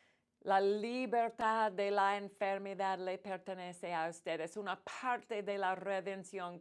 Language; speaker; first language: Spanish; non-native, fluent; English